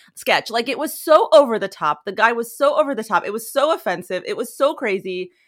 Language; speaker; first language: English; early bilingual, other home language; Persian